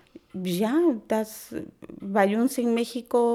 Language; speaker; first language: German; non-native, learner; Spanish